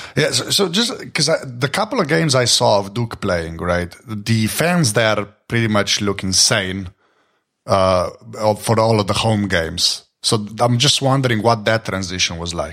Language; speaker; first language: English; non-native, fluent; Slovenian